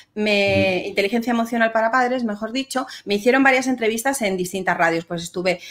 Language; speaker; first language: Spanish; native; Spanish